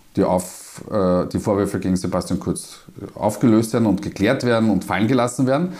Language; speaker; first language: German; native; German